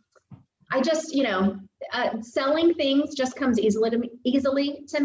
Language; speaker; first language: English; native; English